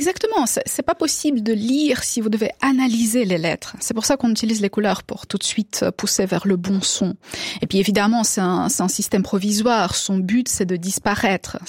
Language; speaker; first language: French; non-native, fluent; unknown